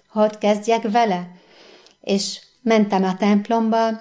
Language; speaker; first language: Hungarian; non-native, fluent; Arabic